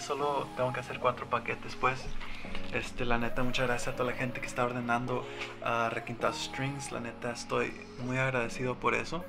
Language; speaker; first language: Spanish; early bilingual, heritage; Spanish